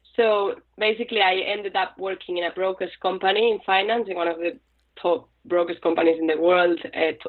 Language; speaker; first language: English; non-native, fluent; Spanish